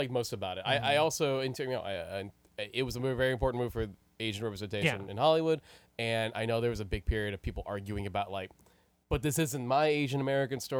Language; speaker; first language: English; native; English